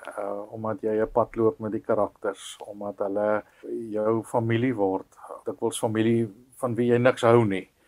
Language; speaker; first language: Afrikaans; native; Afrikaans